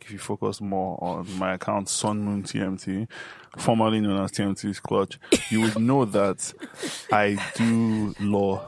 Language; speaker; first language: English; non-native, local second language; Yoruba